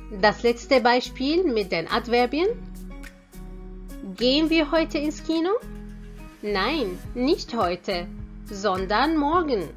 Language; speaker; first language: German; non-native, fluent; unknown